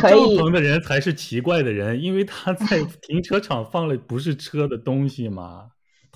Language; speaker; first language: Chinese; native; Chinese